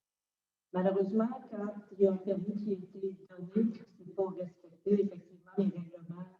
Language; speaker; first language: French; native; French